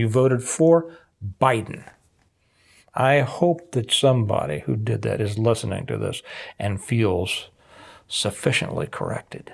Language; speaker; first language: English; native; English